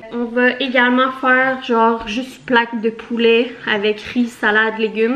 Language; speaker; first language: French; native; French